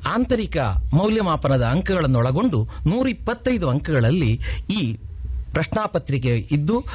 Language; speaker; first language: Kannada; native; Kannada